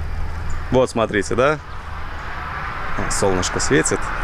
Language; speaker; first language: Russian; native; Russian